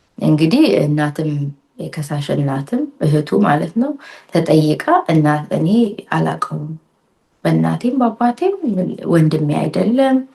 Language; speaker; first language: Amharic; native; Amharic